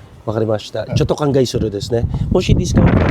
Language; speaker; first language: Japanese; non-native, learner; Filipino